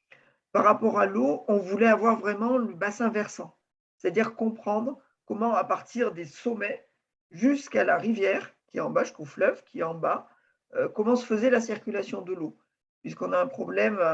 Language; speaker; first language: French; native; French